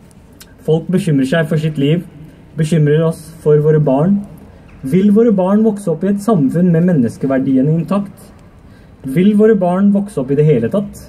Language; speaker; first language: Norwegian; early bilingual, other home language; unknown